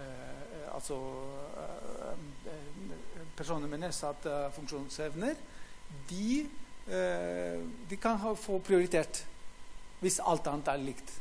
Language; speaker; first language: Norwegian; non-native, fluent; Greek